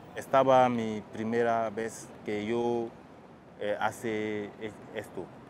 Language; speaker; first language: Spanish; non-native, learner; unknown